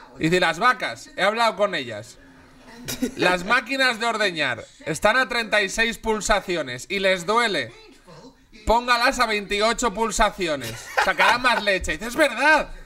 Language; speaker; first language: Spanish; native; Spanish